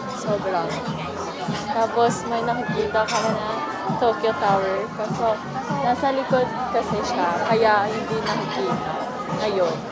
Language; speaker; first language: Filipino; early bilingual, heritage; Japanese